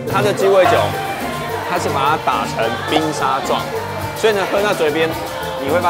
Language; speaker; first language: Chinese; native; Chinese